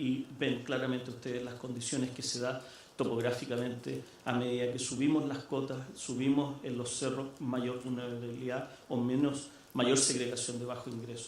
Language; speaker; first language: Spanish; native; Spanish